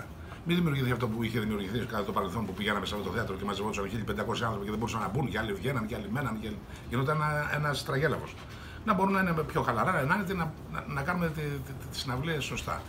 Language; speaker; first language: Greek; native; Greek